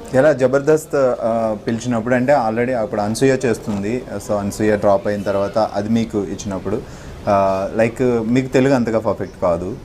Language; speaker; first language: Telugu; native; Telugu